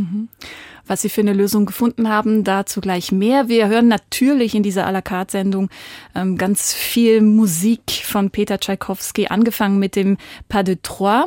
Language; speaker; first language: German; native; German